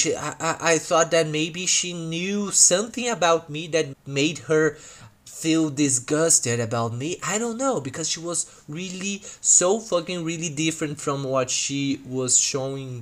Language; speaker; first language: English; non-native, fluent; Portuguese